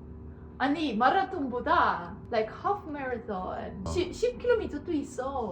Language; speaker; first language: Korean; non-native, learner; Dutch